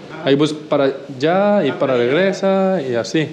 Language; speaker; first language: Spanish; non-native, learner; Korean